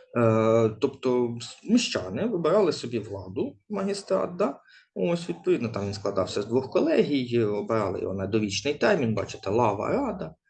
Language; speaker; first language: Ukrainian; native; Ukrainian